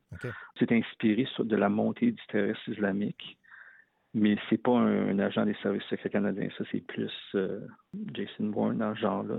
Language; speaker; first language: French; native; French